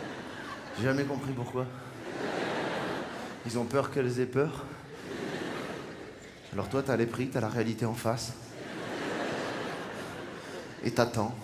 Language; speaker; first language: French; native; French